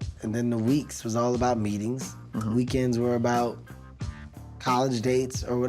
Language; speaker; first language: English; native; English